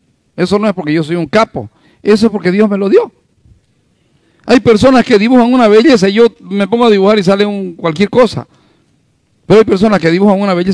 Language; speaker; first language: Spanish; native; Spanish